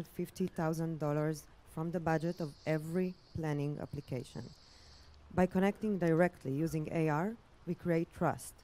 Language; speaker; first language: English; non-native, fluent; Hebrew